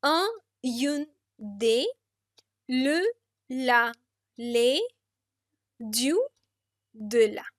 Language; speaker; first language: French; non-native, fluent; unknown